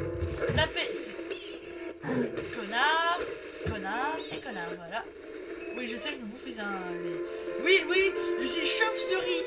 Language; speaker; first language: French; native; French